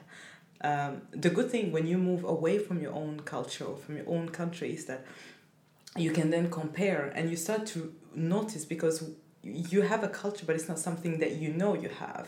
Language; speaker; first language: English; non-native, fluent; Rundi